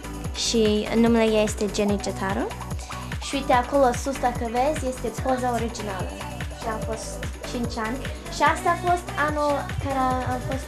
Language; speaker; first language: Romanian; early bilingual, heritage; Romanian